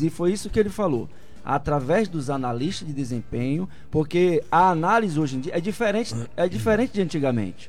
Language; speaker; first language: Portuguese; native; Portuguese